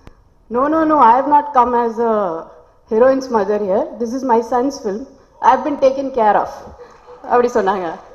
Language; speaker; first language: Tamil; non-native, local second language; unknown